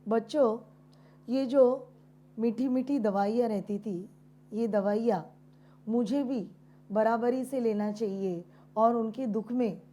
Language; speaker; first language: Hindi; non-native, local second language; Marathi